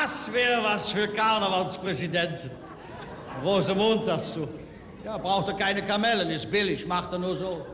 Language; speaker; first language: German; native; German